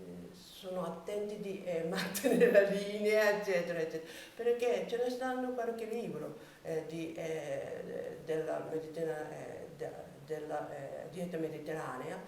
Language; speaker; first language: Italian; non-native, learner; Japanese